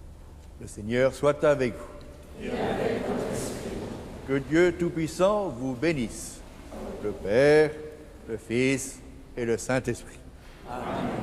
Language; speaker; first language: French; native; French